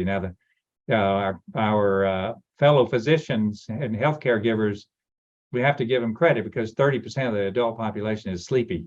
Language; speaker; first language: English; native; English